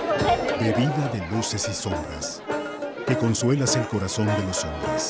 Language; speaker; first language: Spanish; native; Spanish